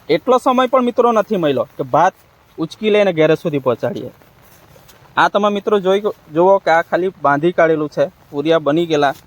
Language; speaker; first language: Gujarati; native; Gujarati